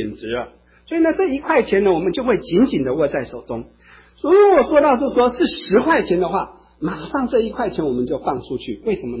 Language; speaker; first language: Chinese; native; Chinese